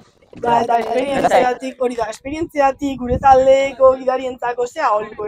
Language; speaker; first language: Basque; native; Basque